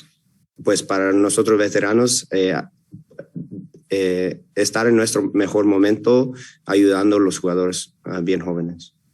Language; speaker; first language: Spanish; early bilingual, heritage; Spanish